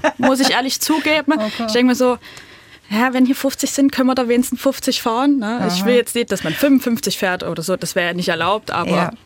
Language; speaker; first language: German; native; German